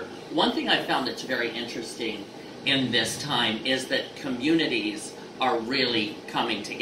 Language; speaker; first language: English; native; English